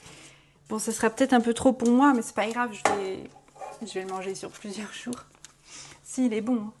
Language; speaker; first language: French; native; French